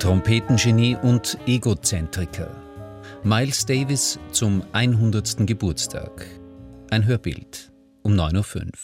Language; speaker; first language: German; native; German